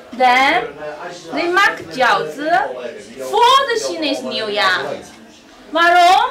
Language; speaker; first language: Dutch; non-native, learner; Chinese